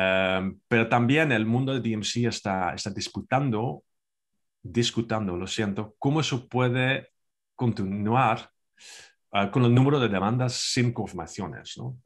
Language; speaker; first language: Spanish; non-native, fluent; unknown